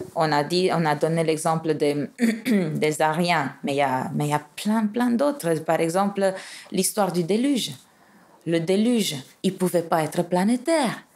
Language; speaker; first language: French; non-native, fluent; Romanian